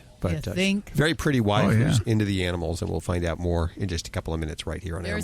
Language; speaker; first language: English; native; English